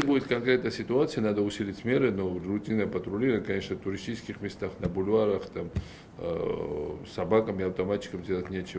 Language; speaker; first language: Russian; non-native, local second language; Georgian